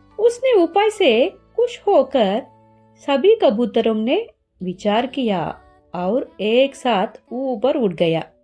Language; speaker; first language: Hindi; non-native, learner; Telugu